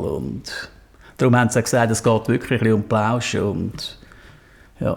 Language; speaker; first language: German; native; German